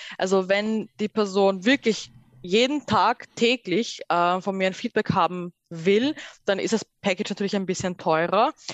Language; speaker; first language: German; early bilingual, other home language; Persian